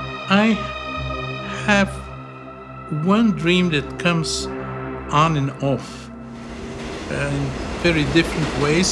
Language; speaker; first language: English; non-native, fluent; Bulgarian